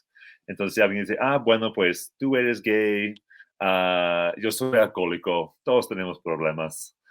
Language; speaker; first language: Spanish; non-native, fluent; English